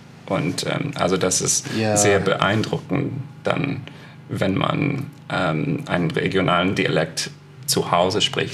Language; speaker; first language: German; non-native, fluent; English